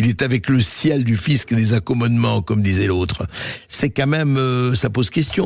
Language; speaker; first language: French; native; French